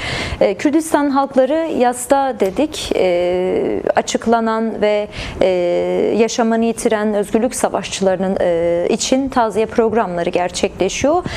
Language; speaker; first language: Turkish; native; Turkish